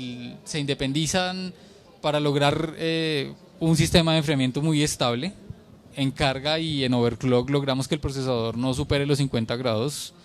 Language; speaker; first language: Spanish; native; Spanish